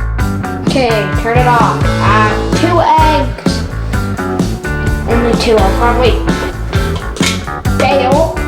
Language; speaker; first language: English; native; English